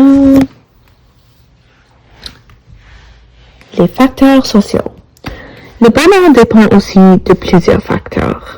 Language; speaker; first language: French; non-native, learner; English